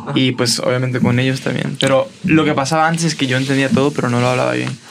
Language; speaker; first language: English; native; English